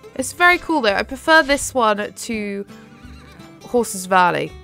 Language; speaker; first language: English; native; English